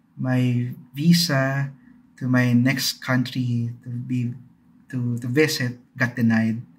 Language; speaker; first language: English; non-native, local second language; Bikol